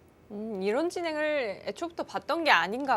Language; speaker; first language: Korean; native; Korean